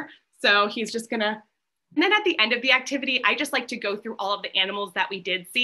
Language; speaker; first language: English; native; English